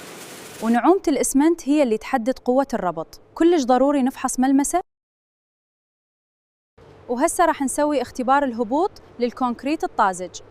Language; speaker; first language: Arabic; native; Arabic